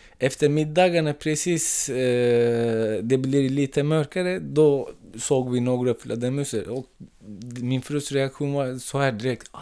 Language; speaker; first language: Swedish; non-native, fluent; Turkish